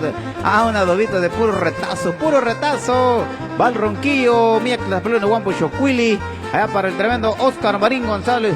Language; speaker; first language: Spanish; native; Spanish